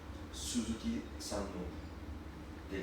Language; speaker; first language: Japanese; non-native, learner; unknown